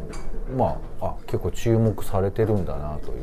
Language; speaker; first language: Japanese; native; Japanese